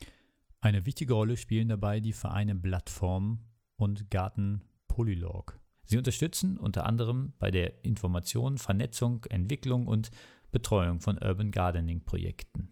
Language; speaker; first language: German; native; German